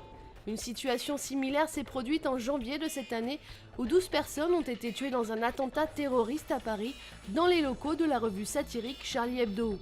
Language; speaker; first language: French; native; French